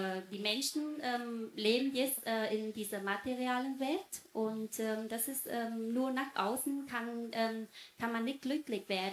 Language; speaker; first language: German; non-native, fluent; Vietnamese